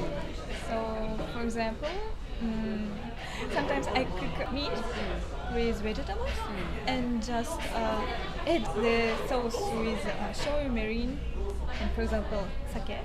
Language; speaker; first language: English; non-native, learner; Russian